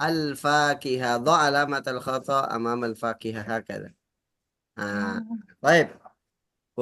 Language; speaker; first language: Arabic; non-native, fluent; Indonesian